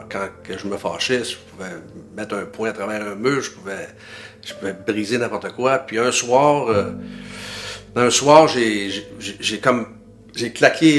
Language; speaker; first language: French; native; French